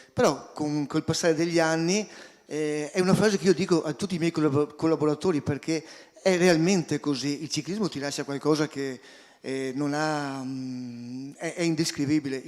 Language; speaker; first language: Italian; native; Italian